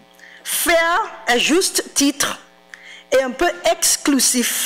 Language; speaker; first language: French; non-native, fluent; English